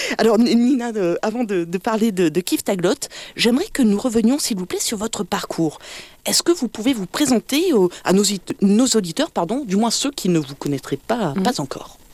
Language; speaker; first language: French; native; French